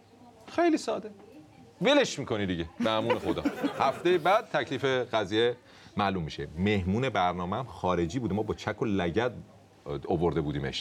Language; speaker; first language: Persian; native; Persian